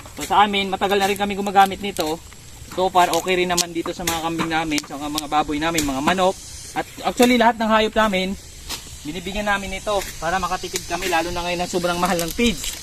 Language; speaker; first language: Filipino; native; Filipino